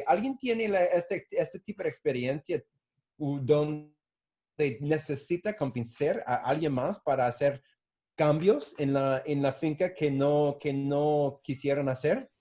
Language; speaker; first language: Spanish; non-native, fluent; English